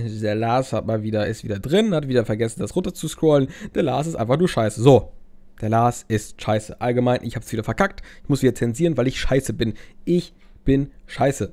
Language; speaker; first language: German; native; German